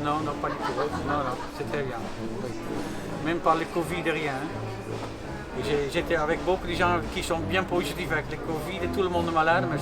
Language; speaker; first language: French; non-native, fluent; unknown